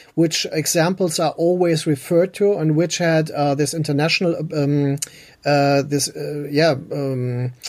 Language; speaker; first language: English; non-native, fluent; German